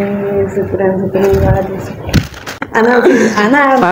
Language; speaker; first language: Arabic; non-native, learner; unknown